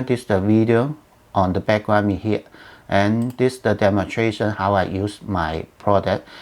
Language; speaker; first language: English; non-native, learner; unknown